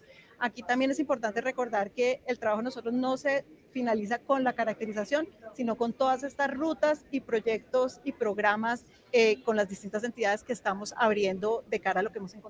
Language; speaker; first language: Spanish; native; Spanish